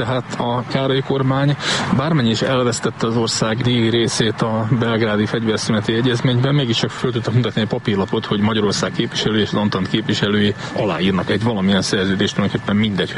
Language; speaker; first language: Hungarian; native; Hungarian